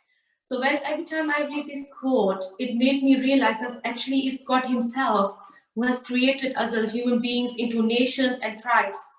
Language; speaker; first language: English; early bilingual, other home language; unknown